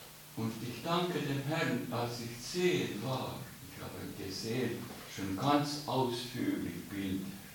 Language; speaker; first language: German; non-native, fluent; Estonian